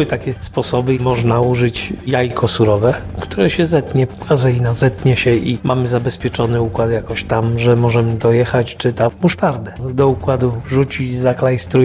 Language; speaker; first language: Polish; native; Polish